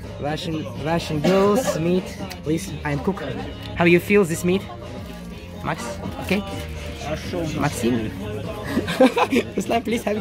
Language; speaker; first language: English; non-native, learner; Russian